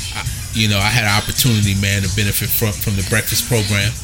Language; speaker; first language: English; native; English